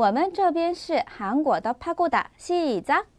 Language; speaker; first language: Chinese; non-native, fluent; Korean